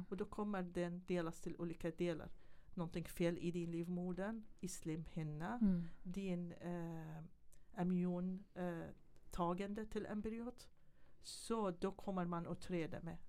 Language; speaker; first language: Swedish; non-native, fluent; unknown